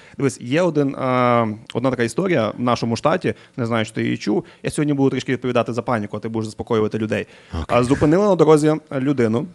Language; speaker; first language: Ukrainian; native; Ukrainian